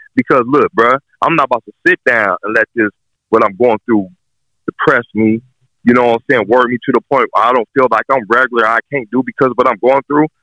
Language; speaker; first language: English; native; English